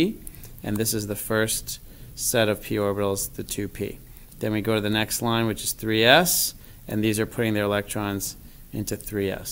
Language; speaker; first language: English; native; English